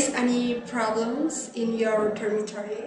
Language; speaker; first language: English; non-native, learner; Indonesian